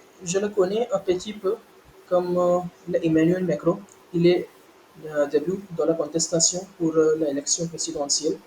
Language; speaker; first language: French; non-native, learner; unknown